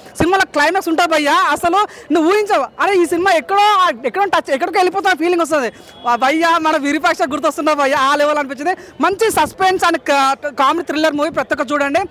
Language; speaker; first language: Telugu; native; Telugu